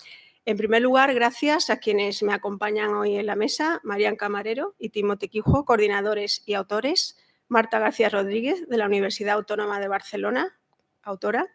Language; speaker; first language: Spanish; native; Spanish